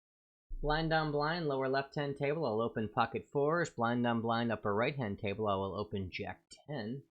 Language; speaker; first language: English; native; English